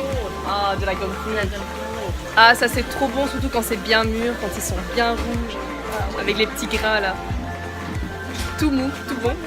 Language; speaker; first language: French; native; French